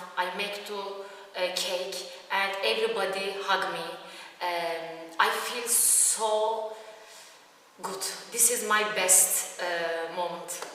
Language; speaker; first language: English; non-native, learner; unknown